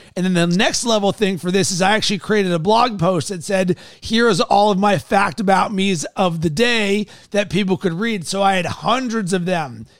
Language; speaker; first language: English; native; English